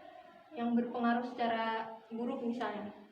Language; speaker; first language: Indonesian; native; Indonesian